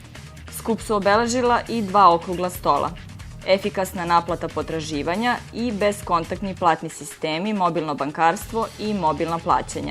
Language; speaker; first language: Serbian; native; Serbian